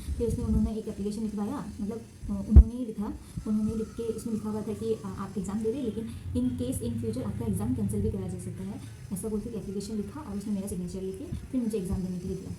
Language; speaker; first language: Hindi; non-native, local second language; Assamese